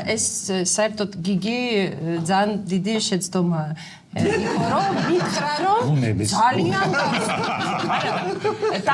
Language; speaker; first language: Georgian; non-native, fluent; Russian